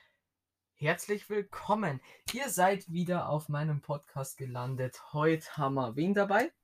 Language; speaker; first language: German; native; German